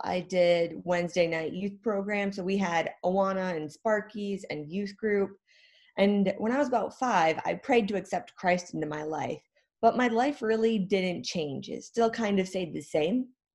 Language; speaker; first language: English; native; English